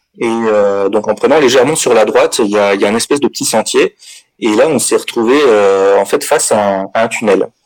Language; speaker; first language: French; native; French